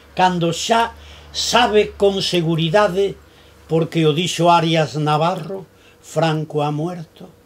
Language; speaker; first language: Galician; native; Galician